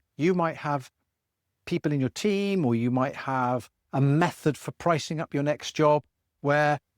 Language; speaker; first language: English; native; English